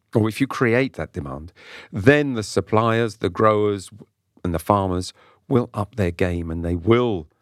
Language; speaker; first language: English; non-native, local second language; French